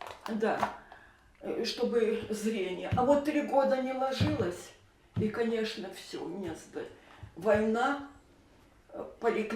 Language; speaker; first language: Russian; native; Russian